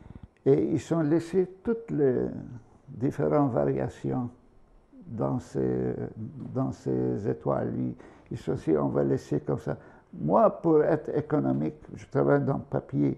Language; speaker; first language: French; non-native, fluent; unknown